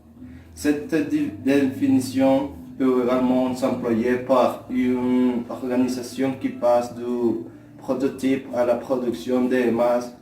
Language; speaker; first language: French; non-native, learner; Spanish